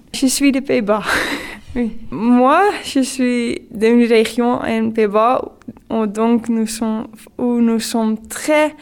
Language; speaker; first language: French; non-native, learner; Dutch